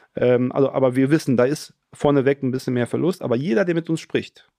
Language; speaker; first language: German; early bilingual, other home language; Polish